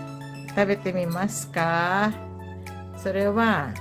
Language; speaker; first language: Japanese; non-native, fluent; Filipino